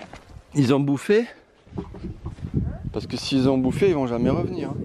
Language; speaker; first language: French; native; French